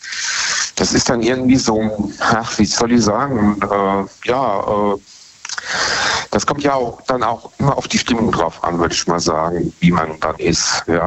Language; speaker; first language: German; native; German